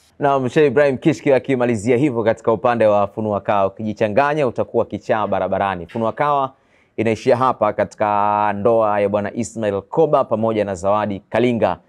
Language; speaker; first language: Swahili; native; Swahili